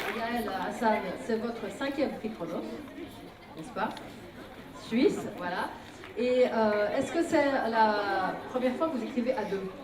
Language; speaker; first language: French; native; French